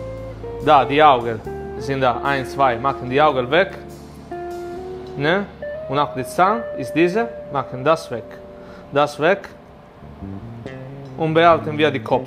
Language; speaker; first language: German; non-native, learner; Italian